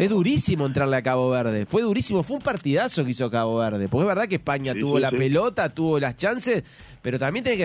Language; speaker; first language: Spanish; native; Spanish